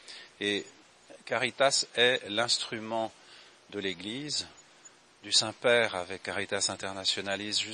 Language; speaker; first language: French; native; French